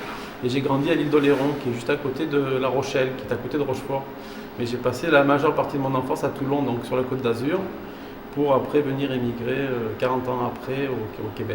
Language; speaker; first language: French; native; French